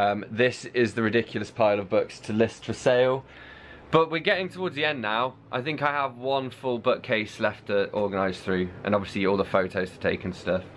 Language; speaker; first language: English; native; English